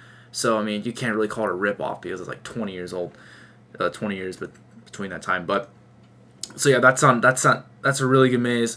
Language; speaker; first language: English; native; English